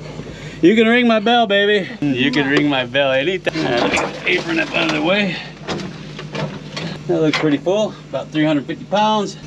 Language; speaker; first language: English; native; English